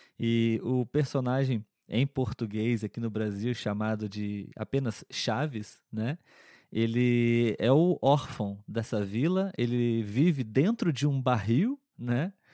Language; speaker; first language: Portuguese; native; Portuguese